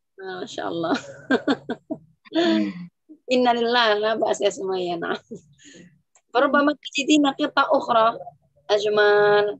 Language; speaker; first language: Arabic; non-native, fluent; Indonesian